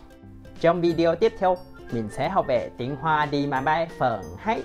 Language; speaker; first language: Vietnamese; non-native, fluent; Chinese